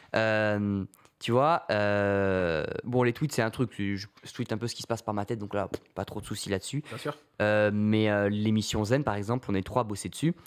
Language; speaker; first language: French; native; French